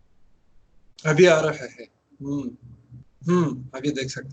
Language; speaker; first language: Hindi; non-native, learner; Russian